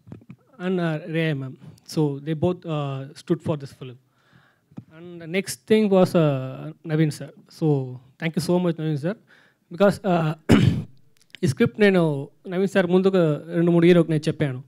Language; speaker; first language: Telugu; non-native, learner; Tamil